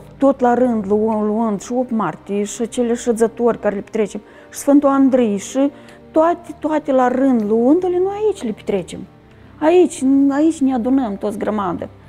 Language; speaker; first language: Romanian; native; Romanian